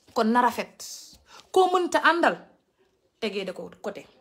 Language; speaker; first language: French; non-native, local second language; Wolof